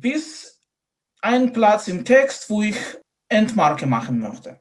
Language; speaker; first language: German; non-native, fluent; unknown